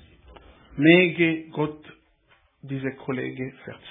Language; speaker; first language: German; non-native, learner; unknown